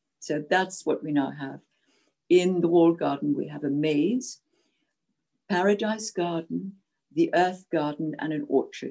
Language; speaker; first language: English; non-native, local second language; Czech